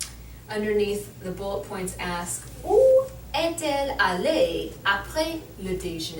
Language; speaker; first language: French; non-native, learner; English